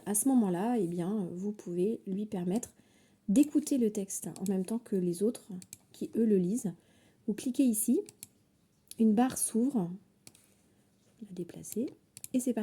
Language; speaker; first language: French; native; French